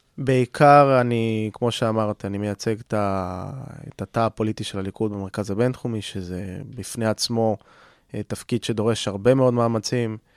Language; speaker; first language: Hebrew; non-native, fluent; Spanish